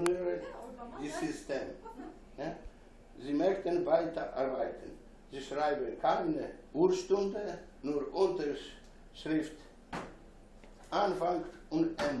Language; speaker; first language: German; non-native, learner; Polish